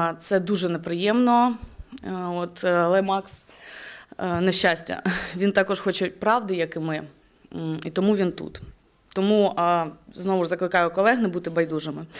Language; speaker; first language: Ukrainian; native; Ukrainian